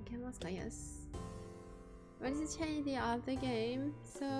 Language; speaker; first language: English; non-native, learner; Japanese